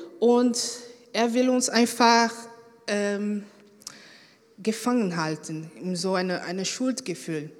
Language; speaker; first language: German; non-native, fluent; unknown